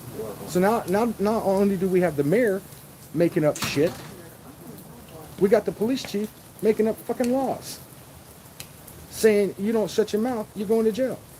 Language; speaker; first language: English; native; English